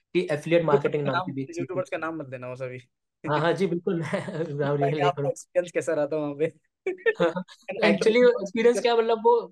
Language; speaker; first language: Hindi; native; Hindi